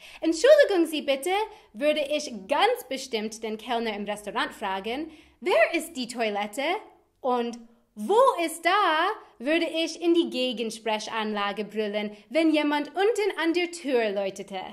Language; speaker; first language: German; non-native, fluent; English